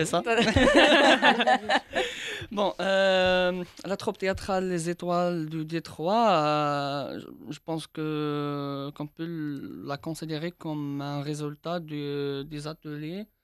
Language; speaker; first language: French; non-native, local second language; Arabic